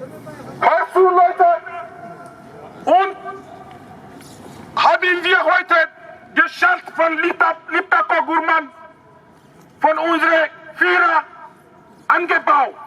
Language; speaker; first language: German; non-native, learner; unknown